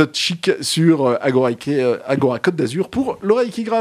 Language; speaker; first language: French; native; French